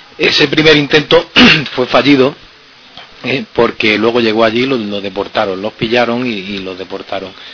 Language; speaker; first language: Spanish; native; Spanish